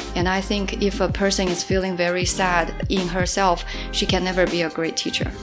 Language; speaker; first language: English; non-native, fluent; Chinese